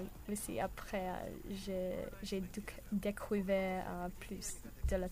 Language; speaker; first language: French; non-native, learner; English